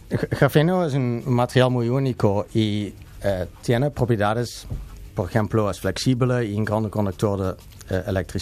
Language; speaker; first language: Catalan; non-native, learner; Dutch